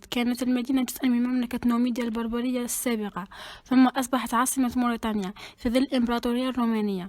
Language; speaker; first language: Arabic; native; Arabic